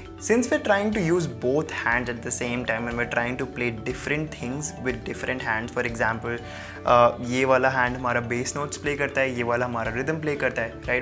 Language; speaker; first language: English; non-native, local second language; Hindi